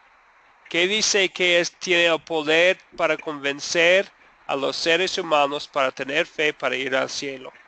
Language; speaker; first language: Spanish; non-native, fluent; English